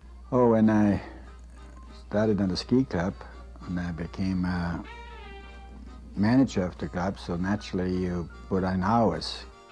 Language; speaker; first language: English; non-native, fluent; German